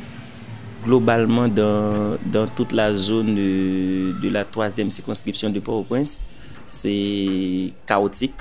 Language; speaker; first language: French; non-native, local second language; Haitian Creole